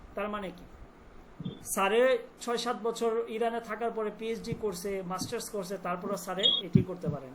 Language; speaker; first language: Bangla; native; Bangla